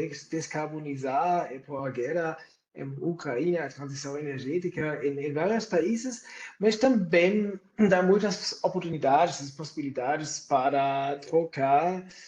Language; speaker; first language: Portuguese; non-native, fluent; German